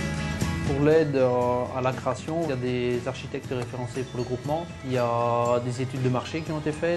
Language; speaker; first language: French; native; French